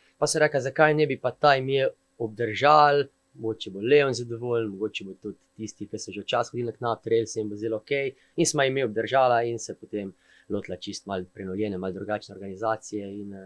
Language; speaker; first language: Slovenian; native; Slovenian